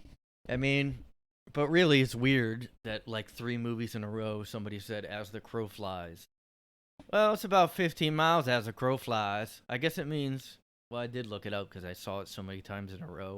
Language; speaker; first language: English; native; English